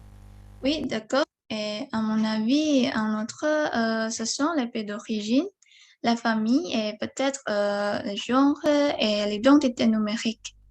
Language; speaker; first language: French; non-native, learner; Indonesian